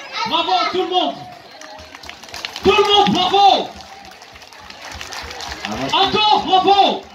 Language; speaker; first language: French; non-native, local second language; Kinyarwanda